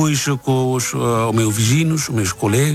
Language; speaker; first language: Portuguese; non-native, learner; Bangla